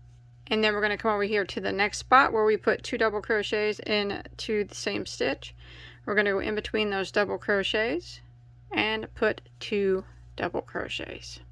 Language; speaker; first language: English; native; English